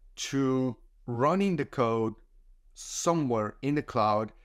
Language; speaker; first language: English; non-native, fluent; Spanish